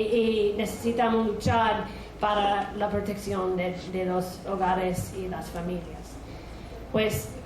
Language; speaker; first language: Spanish; non-native, fluent; English